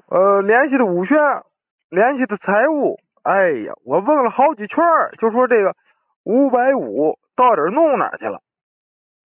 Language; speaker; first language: Chinese; native; Chinese